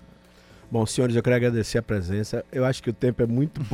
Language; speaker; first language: Portuguese; native; Portuguese